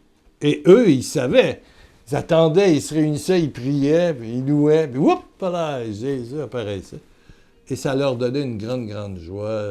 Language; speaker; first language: French; native; French